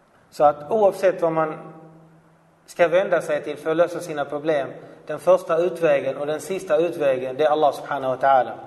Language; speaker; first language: Swedish; non-native, fluent; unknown